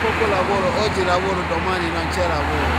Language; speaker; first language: Italian; non-native, learner; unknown